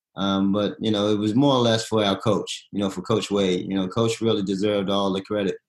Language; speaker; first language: English; native; English